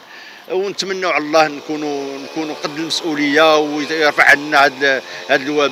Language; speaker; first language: Arabic; native; Arabic